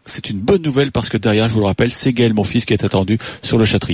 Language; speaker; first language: French; native; French